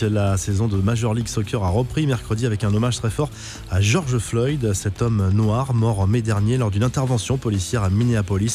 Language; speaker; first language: French; native; French